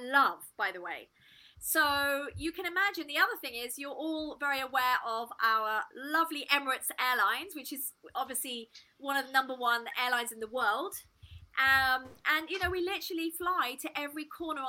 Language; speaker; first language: English; native; English